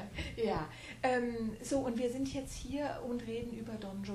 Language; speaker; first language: German; native; German